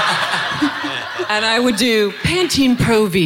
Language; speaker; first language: English; native; English